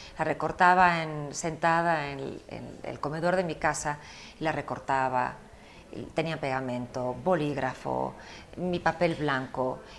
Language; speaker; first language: Spanish; early bilingual, heritage; Spanish